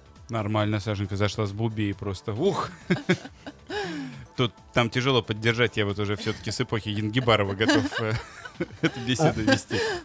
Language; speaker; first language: Russian; native; Russian